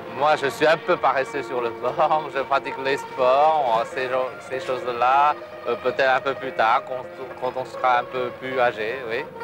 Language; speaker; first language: French; non-native, fluent; Cantonese